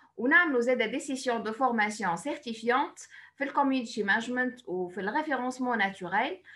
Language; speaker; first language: French; non-native, local second language; Arabic